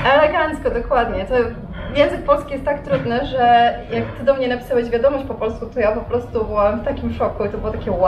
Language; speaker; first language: Polish; native; Polish